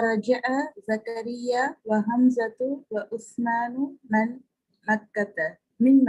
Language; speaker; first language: Arabic; non-native, learner; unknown